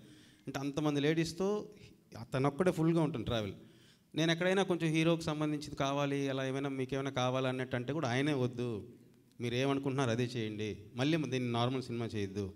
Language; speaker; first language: Telugu; native; Telugu